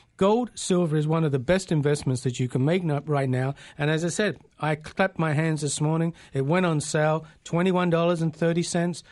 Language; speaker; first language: English; native; English